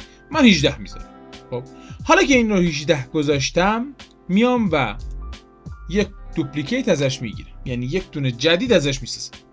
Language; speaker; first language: Persian; native; Persian